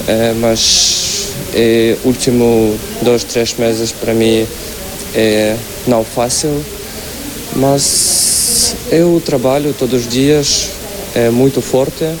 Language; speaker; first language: Portuguese; non-native, learner; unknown